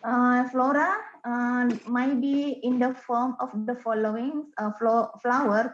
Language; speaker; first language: English; non-native, learner; Indonesian